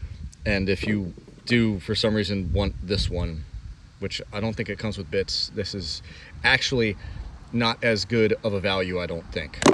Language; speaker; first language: English; native; English